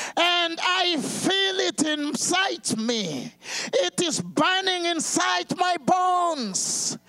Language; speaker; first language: English; non-native, fluent; Portuguese